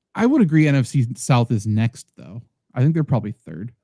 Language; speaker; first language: English; native; English